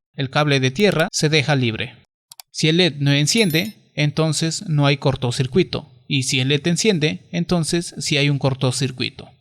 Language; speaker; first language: Spanish; native; Spanish